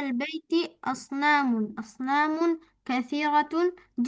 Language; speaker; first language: Arabic; non-native, learner; Bangla